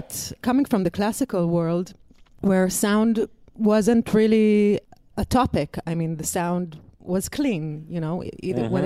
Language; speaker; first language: English; non-native, fluent; Hebrew